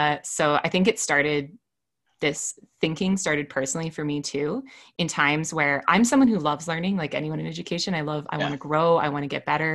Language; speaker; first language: English; native; English